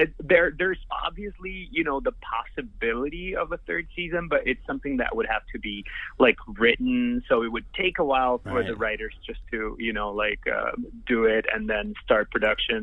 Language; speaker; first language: English; non-native, fluent; Portuguese